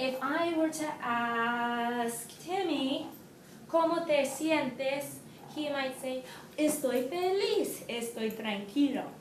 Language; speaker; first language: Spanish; non-native, fluent; English